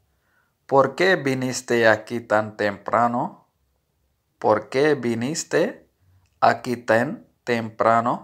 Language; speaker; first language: Spanish; non-native, learner; Urdu